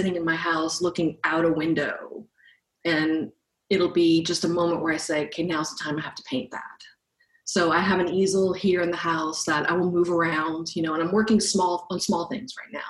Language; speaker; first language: English; native; English